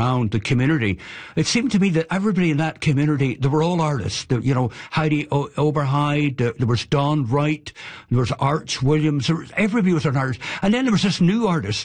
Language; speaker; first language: English; native; English